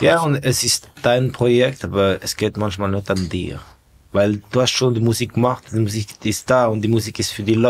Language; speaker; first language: German; non-native, fluent; Estonian